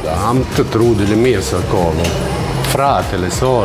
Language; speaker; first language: Romanian; non-native, learner; Italian